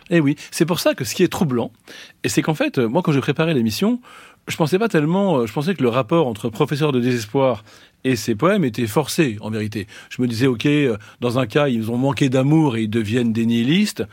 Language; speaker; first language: French; native; French